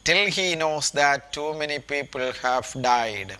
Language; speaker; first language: English; non-native, local second language; Malayalam